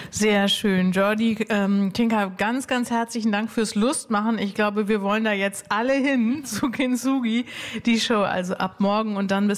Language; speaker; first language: German; native; German